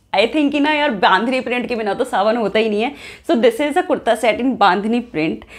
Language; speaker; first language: Hindi; native; Hindi